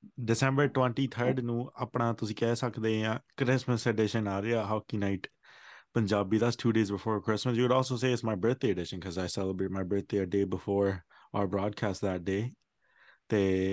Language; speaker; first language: Punjabi; early bilingual, heritage; Punjabi